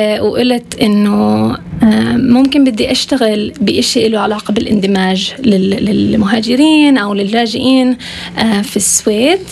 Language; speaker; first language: Arabic; non-native, fluent; Swedish